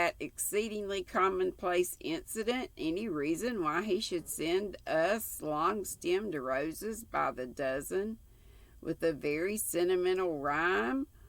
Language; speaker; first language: English; native; English